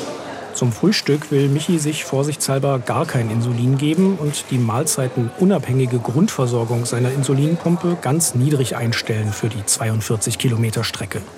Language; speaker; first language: German; native; German